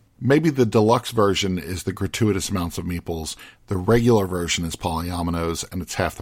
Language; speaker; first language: English; native; English